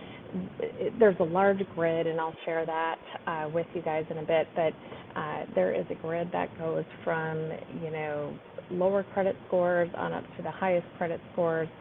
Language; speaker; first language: English; native; English